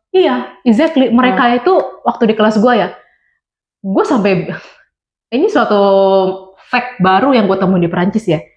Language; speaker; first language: Indonesian; native; Indonesian